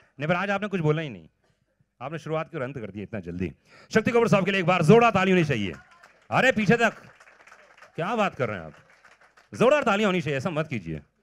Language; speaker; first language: Hindi; native; Hindi